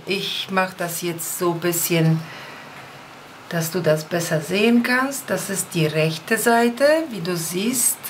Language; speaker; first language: German; non-native, fluent; Polish